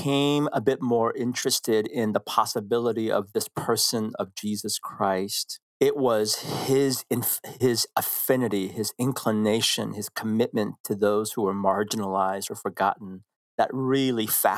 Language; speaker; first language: English; early bilingual, other home language; Korean